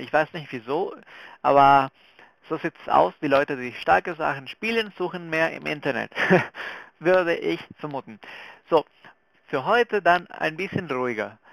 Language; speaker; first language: German; non-native, fluent; Spanish